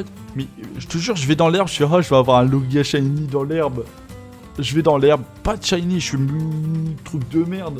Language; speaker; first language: French; native; French